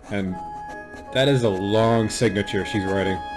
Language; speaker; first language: English; native; English